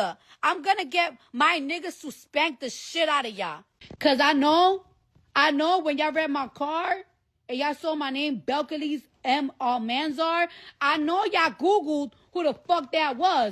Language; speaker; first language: English; native; English